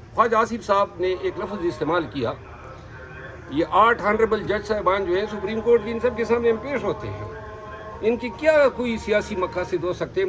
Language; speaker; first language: Urdu; non-native, local second language; Pashto